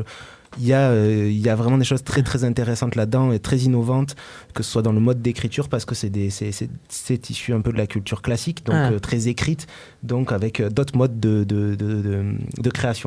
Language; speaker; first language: French; native; French